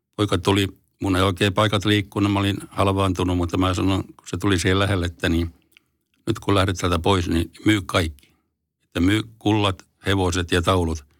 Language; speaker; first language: Finnish; native; Finnish